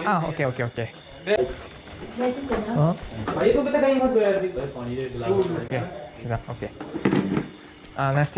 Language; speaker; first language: English; non-native, learner; Japanese